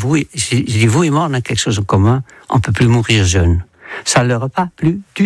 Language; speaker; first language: French; non-native, fluent; Dutch